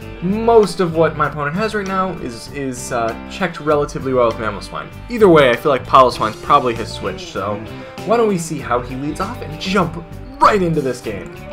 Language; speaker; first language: English; native; English